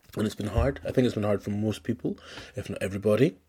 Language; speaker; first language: English; native; English